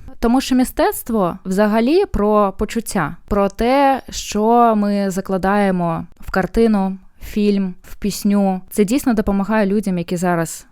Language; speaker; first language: Ukrainian; non-native, local second language; Russian